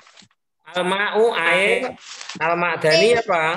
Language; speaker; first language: Arabic; non-native, fluent; Indonesian